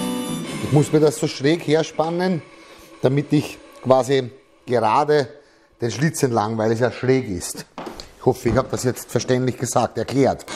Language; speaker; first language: German; native; German